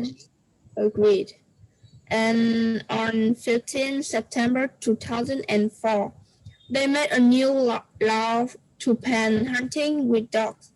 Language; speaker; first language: English; non-native, learner; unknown